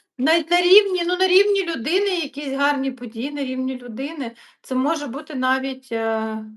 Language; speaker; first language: Ukrainian; non-native, local second language; Russian